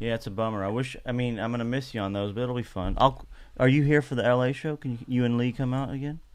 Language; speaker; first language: English; native; English